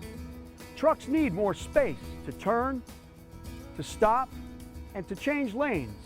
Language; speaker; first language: English; native; English